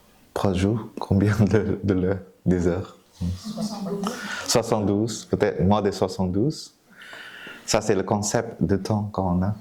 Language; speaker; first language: French; non-native, fluent; Vietnamese